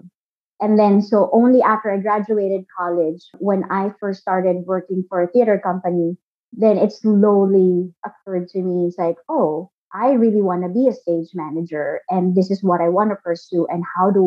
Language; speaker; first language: English; non-native, local second language; Filipino